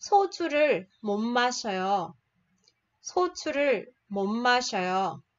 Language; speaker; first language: Korean; non-native, fluent; Vietnamese